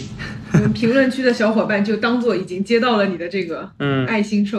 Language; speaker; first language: Chinese; native; Chinese